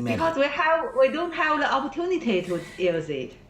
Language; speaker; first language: English; non-native, learner; Chinese